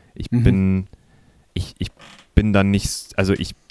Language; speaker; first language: German; native; German